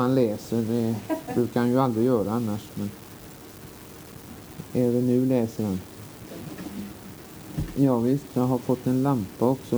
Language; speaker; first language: Swedish; native; Swedish